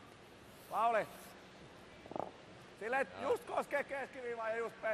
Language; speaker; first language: Finnish; native; Finnish